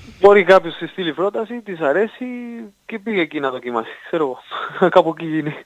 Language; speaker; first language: Greek; non-native, fluent; Spanish